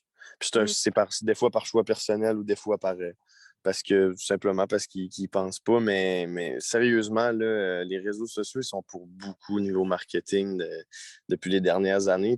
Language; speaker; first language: French; native; French